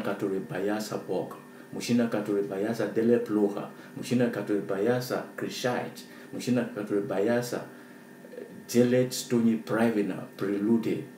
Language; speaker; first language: Russian; non-native, learner; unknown